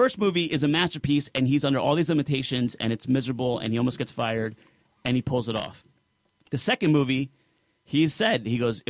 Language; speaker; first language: English; native; English